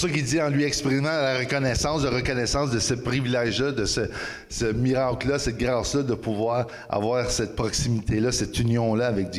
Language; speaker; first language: French; native; French